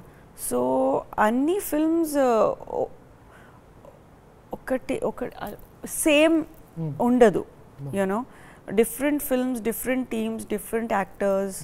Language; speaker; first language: Telugu; non-native, fluent; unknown